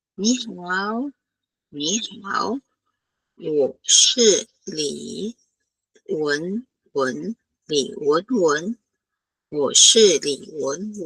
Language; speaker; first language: Chinese; non-native, fluent; Filipino